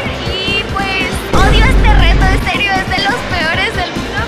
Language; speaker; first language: Spanish; native; Spanish